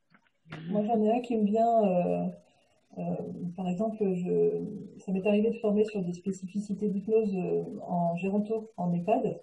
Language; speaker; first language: French; native; French